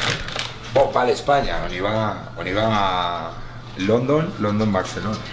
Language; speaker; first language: French; non-native, learner; Spanish